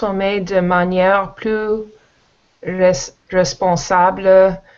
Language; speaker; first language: French; non-native, learner; English